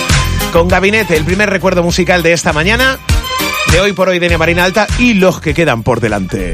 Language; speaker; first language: Spanish; native; Spanish